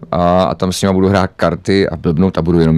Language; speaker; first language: Czech; native; Czech